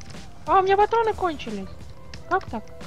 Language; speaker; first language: Russian; native; Russian